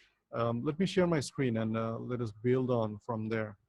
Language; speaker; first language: English; non-native, local second language; Bangla